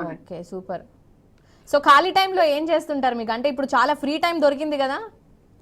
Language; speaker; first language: Telugu; native; Telugu